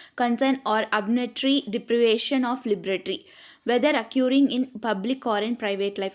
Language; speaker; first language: English; non-native, local second language; Tamil